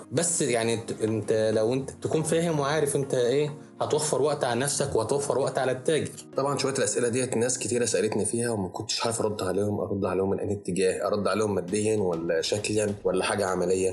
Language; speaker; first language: Arabic; native; Arabic